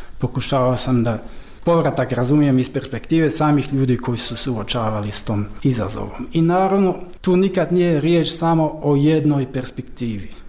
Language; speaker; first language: Croatian; non-native, fluent; Dutch